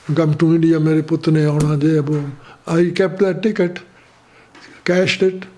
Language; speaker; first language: English; non-native, fluent; Punjabi